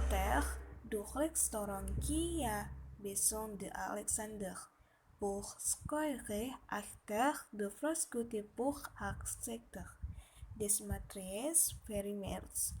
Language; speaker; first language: French; non-native, learner; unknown